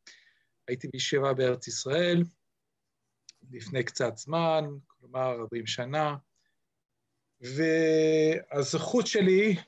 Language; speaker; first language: Hebrew; non-native, fluent; English